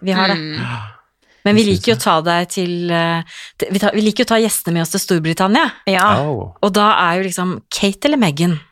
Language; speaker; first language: Norwegian; native; Norwegian